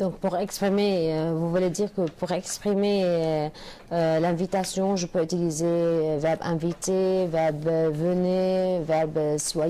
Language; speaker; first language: French; non-native, fluent; Arabic